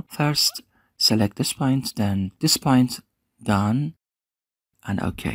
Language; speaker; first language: English; non-native, fluent; Persian